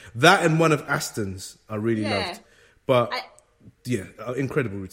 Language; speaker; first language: English; native; English